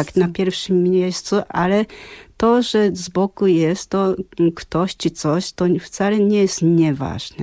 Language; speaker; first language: Polish; non-native, fluent; Japanese